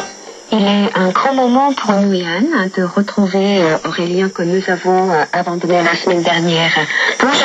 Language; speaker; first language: French; non-native, fluent; Korean